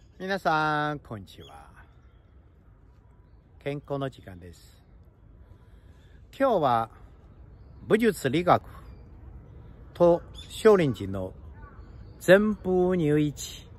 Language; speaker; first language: Japanese; non-native, fluent; Chinese